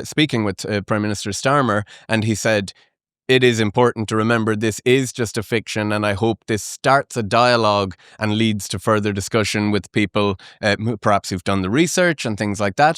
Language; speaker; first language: English; native; English